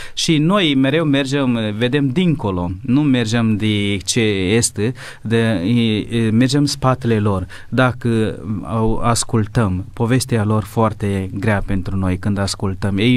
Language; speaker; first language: Romanian; non-native, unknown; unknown